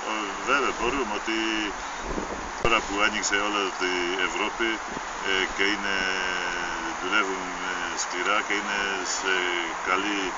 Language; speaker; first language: Greek; non-native, fluent; Polish